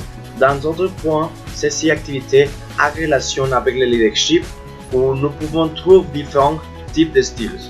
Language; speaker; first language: French; non-native, learner; Spanish